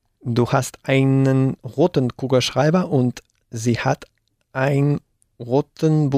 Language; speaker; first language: German; non-native, learner; Spanish